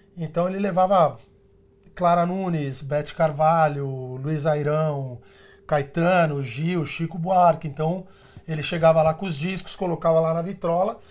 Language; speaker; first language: Portuguese; early bilingual, other home language; Spanish